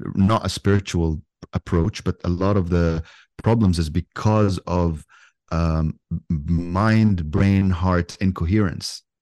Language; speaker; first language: English; non-native, fluent; Arabic